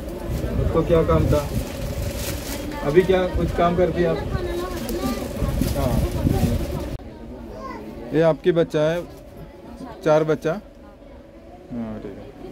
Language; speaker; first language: Hindi; non-native, local second language; Malayalam